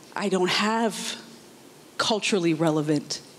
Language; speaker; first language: English; native; English